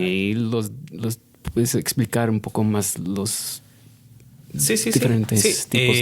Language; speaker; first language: Spanish; non-native, fluent; English